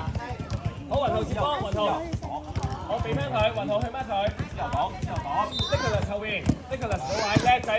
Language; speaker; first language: Cantonese; native; Cantonese